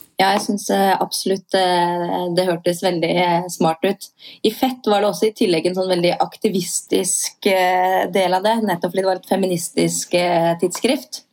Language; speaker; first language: Norwegian; native; Norwegian